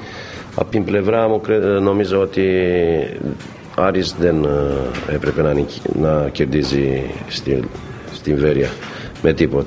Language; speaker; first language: Greek; non-native, fluent; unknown